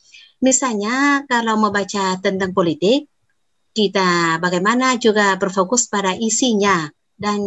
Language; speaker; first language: Indonesian; non-native, fluent; Vietnamese